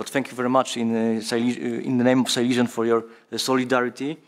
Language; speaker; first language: English; non-native, fluent; Polish